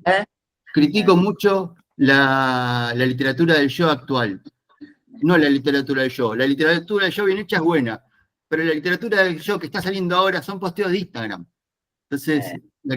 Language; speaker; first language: Spanish; native; Spanish